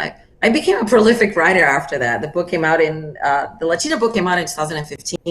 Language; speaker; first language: English; non-native, fluent; Portuguese